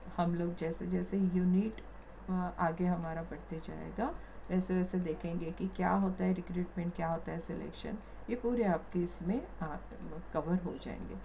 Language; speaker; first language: Hindi; non-native, local second language; Marathi